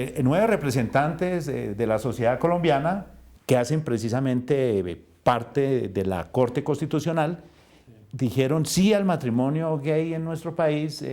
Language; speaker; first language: Spanish; native; Spanish